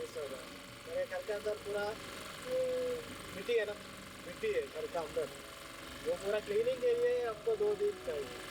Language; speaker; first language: Hindi; non-native, local second language; Malayalam